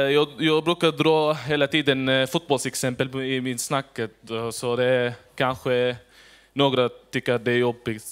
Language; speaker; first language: Swedish; non-native, fluent; Arabic